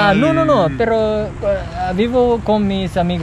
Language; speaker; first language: Spanish; non-native, learner; Japanese